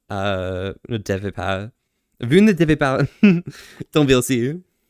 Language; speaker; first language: French; non-native, learner; English